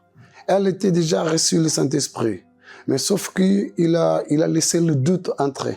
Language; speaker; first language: French; non-native, local second language; Portuguese